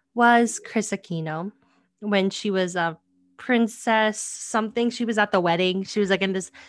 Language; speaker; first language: English; native; English